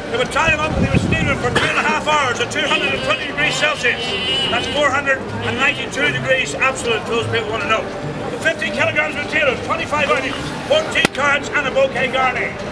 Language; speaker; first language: English; native; English